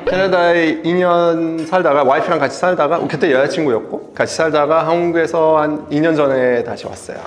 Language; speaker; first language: Korean; non-native, fluent; French